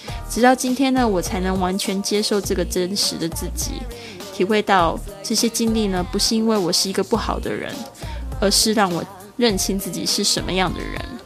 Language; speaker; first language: Chinese; native; Chinese